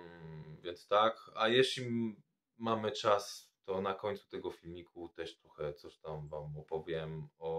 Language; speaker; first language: Polish; non-native, fluent; French